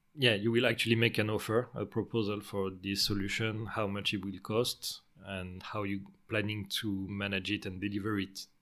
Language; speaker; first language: English; non-native, fluent; French